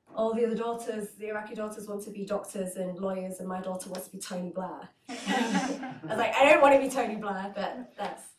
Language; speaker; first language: English; native; English